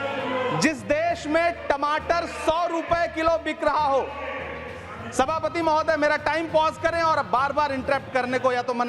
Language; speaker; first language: Hindi; native; Hindi